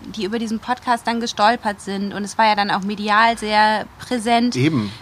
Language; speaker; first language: German; native; German